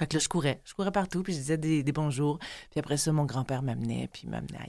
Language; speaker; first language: French; native; French